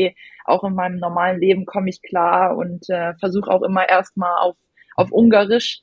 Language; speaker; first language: German; native; German